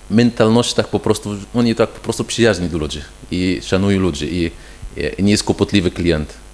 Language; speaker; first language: Polish; non-native, fluent; Arabic